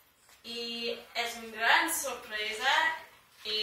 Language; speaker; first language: Spanish; non-native, learner; English